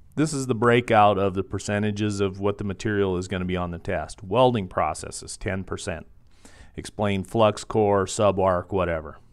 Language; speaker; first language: English; native; English